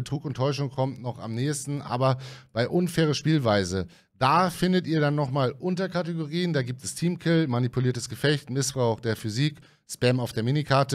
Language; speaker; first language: German; native; German